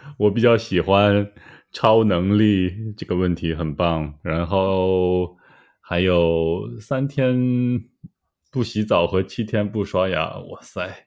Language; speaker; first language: Chinese; native; Chinese